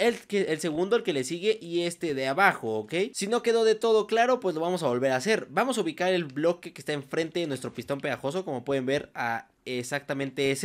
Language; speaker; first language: Spanish; native; Spanish